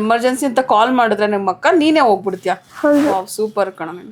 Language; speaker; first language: Kannada; native; Kannada